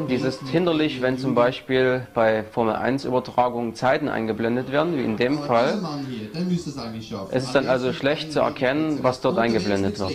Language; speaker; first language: German; native; German